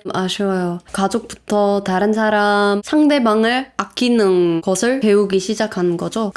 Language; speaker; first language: Korean; non-native, fluent; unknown